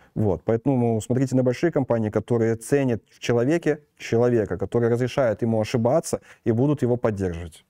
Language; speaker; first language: Russian; native; Russian